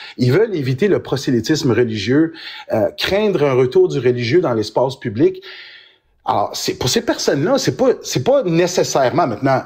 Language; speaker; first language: French; early bilingual, other home language; Arabic